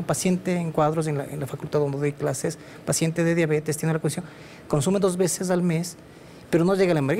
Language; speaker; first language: Spanish; native; Spanish